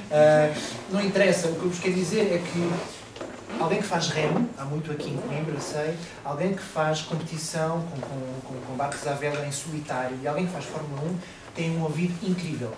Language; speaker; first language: Portuguese; native; Portuguese